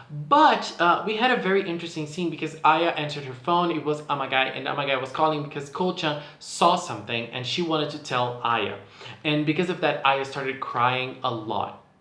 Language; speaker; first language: English; non-native, fluent; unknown